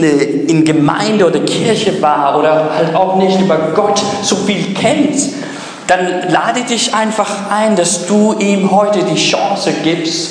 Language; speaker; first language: German; non-native, fluent; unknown